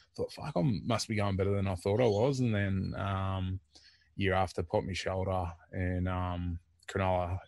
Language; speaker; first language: English; native; English